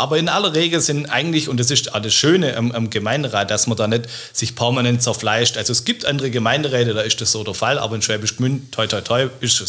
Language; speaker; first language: German; native; German